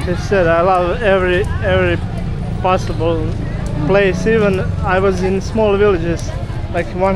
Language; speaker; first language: English; non-native, learner; German